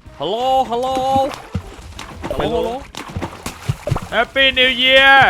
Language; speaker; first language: English; non-native, learner; Thai